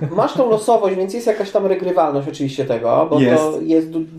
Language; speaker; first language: Polish; native; Polish